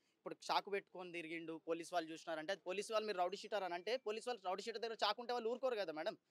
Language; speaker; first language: Telugu; native; Telugu